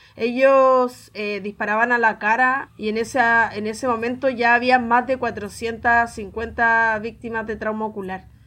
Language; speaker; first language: Spanish; native; Spanish